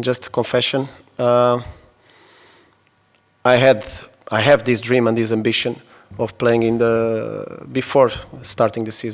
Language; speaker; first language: English; non-native, fluent; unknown